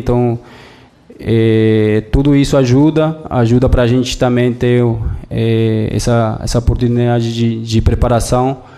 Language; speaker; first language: Portuguese; non-native, fluent; Spanish